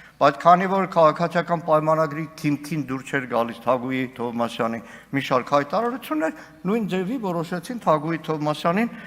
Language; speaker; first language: Armenian; native; Armenian